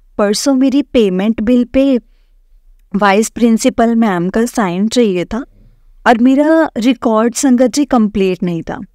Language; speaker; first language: Hindi; non-native, local second language; Marathi